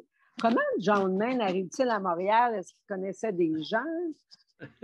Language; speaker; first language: French; native; French